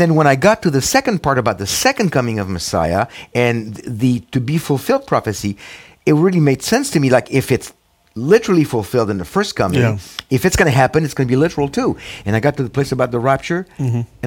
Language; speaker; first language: English; non-native, fluent; French